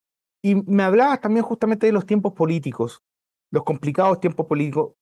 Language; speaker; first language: Spanish; native; Spanish